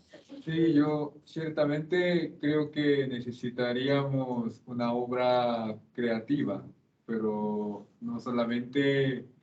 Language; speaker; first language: Spanish; non-native, fluent; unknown